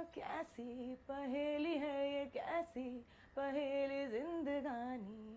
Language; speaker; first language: Hindi; non-native, local second language; Bangla